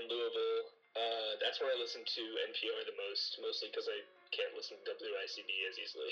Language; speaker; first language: English; native; English